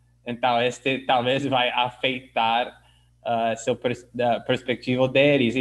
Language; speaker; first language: Portuguese; non-native, learner; English